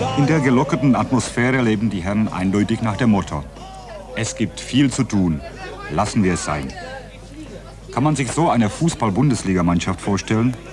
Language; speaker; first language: German; non-native, fluent; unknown